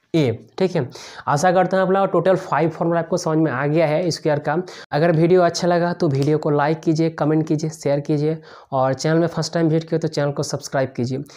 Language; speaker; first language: Hindi; native; Hindi